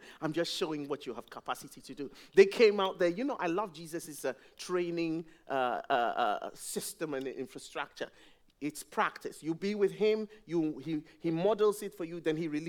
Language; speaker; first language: English; non-native, local second language; Akan